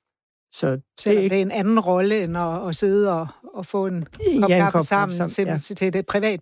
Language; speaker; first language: Danish; native; Danish